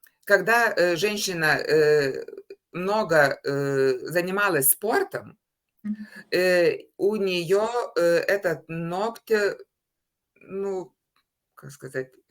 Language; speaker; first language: Russian; non-native, fluent; Lithuanian